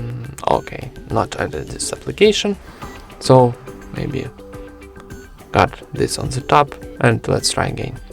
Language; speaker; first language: English; non-native, fluent; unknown